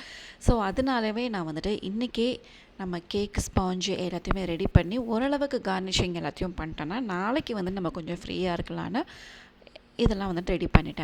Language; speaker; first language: Tamil; native; Tamil